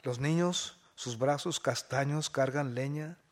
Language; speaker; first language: Spanish; early bilingual, heritage; Spanish